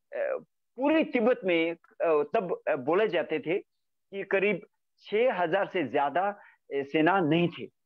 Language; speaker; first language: Hindi; native; Hindi